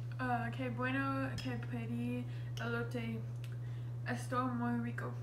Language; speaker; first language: Spanish; non-native, learner; English